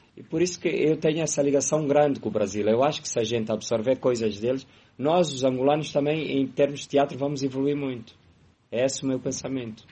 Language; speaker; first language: Portuguese; native; Portuguese